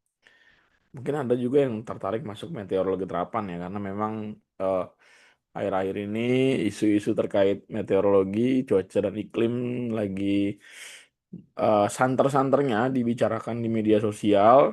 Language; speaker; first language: Indonesian; native; Indonesian